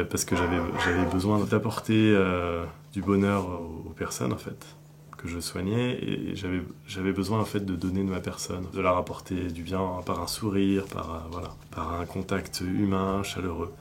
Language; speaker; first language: French; native; French